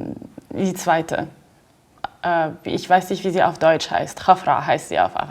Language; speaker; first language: German; non-native, fluent; Arabic